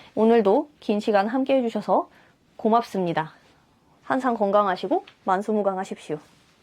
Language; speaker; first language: Korean; non-native, fluent; Russian